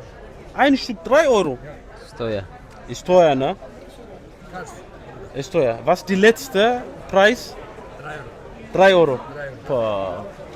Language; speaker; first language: German; non-native, learner; Amharic